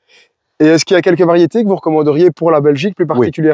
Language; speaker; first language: French; native; French